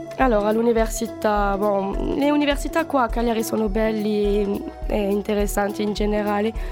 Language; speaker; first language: Italian; non-native, learner; French